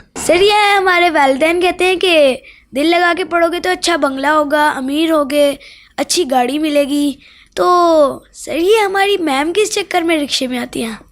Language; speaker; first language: Urdu; native; Urdu